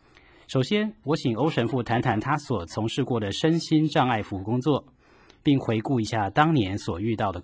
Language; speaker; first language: Chinese; native; Chinese